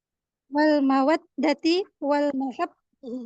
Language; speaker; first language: Arabic; non-native, learner; Indonesian